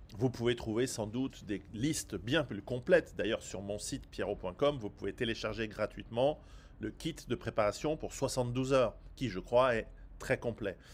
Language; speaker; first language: French; non-native, fluent; Italian